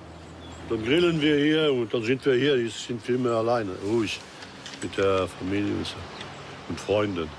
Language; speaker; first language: German; non-native, local second language; Luxembourgish